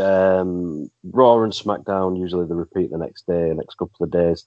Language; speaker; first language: English; native; English